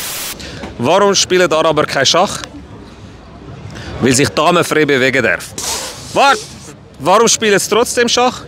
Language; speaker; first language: German; native; German